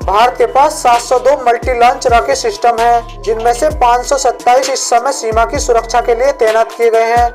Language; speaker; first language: Hindi; native; Hindi